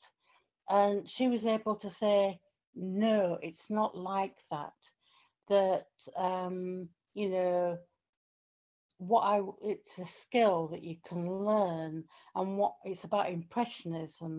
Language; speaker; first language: English; native; English